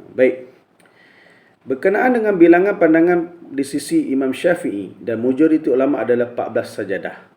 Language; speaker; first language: Malay; native; Malay